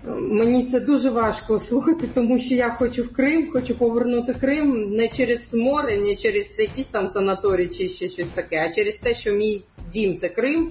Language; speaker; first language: Ukrainian; non-native, local second language; Crimean Tatar